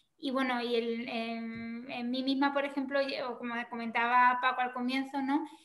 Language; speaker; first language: Spanish; native; Spanish